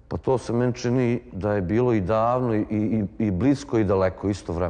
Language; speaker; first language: Croatian; native; Croatian